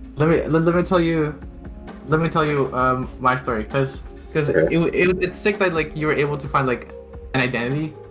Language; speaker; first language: English; non-native, fluent; Filipino